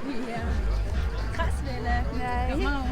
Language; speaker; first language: Indonesian; early bilingual, heritage; Indonesian